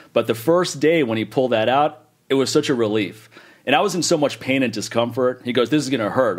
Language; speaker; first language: English; native; English